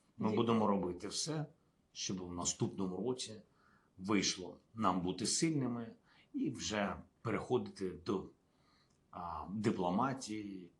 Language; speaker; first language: Ukrainian; non-native, local second language; Russian